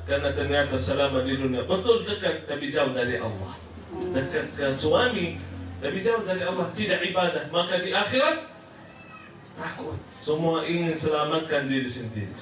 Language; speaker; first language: Malay; non-native, fluent; Arabic